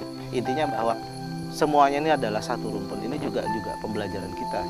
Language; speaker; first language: Indonesian; native; Indonesian